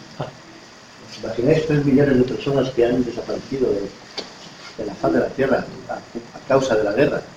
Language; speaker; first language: Spanish; native; Spanish